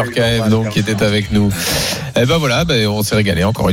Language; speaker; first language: French; native; French